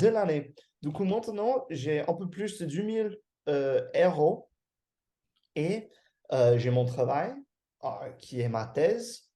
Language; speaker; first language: French; non-native, fluent; English